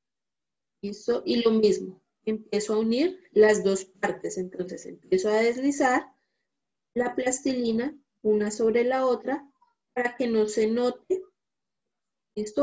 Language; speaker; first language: Spanish; native; Spanish